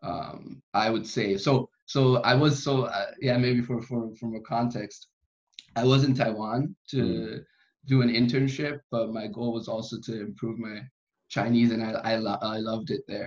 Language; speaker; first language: English; non-native, fluent; German